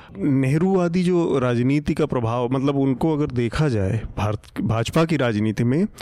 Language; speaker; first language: Hindi; native; Hindi